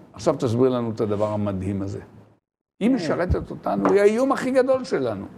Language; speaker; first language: Hebrew; native; Hebrew